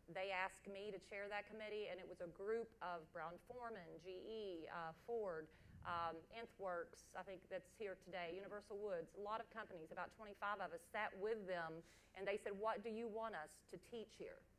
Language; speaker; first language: English; native; English